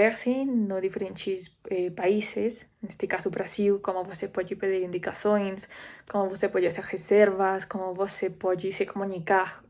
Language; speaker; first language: Portuguese; non-native, fluent; Spanish